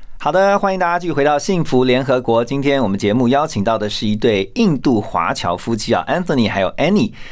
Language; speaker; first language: Chinese; native; Chinese